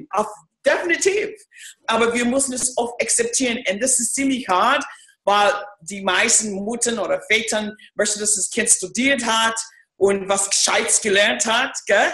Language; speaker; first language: German; non-native, fluent; English